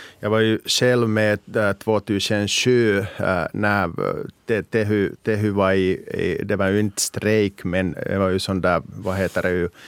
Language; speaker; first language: Swedish; non-native, local second language; Finnish